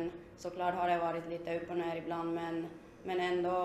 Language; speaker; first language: Swedish; non-native, fluent; Finnish